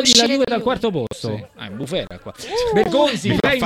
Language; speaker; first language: Italian; native; Italian